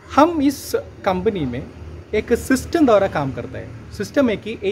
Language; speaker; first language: Hindi; non-native, local second language; Malayalam